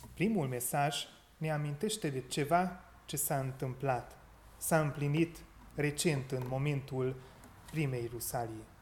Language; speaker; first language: Romanian; non-native, local second language; Hungarian